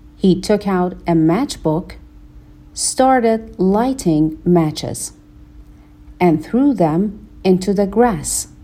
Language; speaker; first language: English; non-native, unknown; Persian